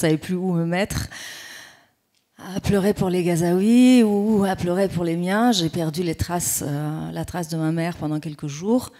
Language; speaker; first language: French; non-native, fluent; Persian